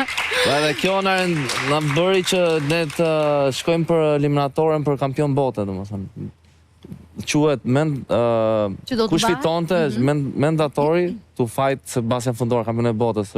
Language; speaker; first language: Albanian; native; Albanian